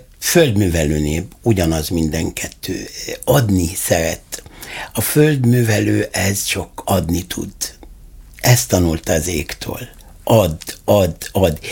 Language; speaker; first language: Hungarian; non-native, fluent; Arabic